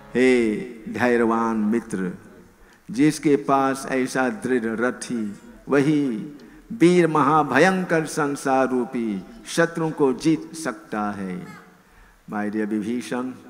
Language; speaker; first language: Hindi; non-native, fluent; English